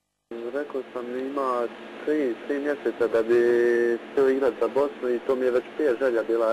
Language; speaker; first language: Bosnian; early bilingual, heritage; Bosnian